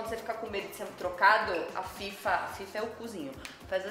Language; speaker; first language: Portuguese; native; Portuguese